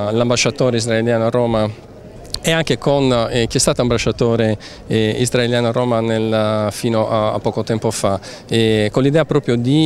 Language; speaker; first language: Italian; native; Italian